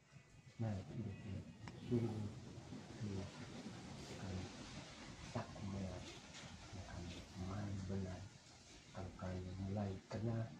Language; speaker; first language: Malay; non-native, local second language; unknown